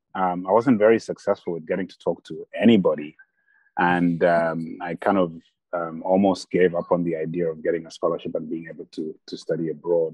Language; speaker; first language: English; non-native, local second language; Bemba